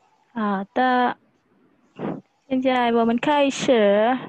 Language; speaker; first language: Chinese; non-native, learner; Indonesian